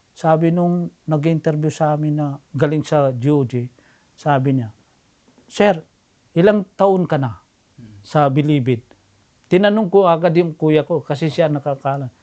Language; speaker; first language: Filipino; non-native, local second language; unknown